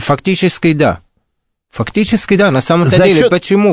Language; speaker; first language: Russian; non-native, fluent; Arabic